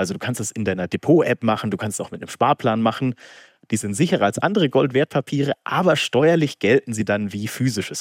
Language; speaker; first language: German; native; German